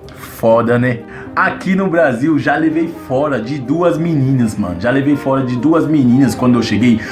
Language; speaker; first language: Portuguese; non-native, fluent; Haitian Creole